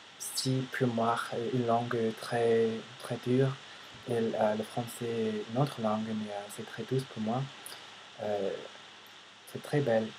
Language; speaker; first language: French; non-native, learner; English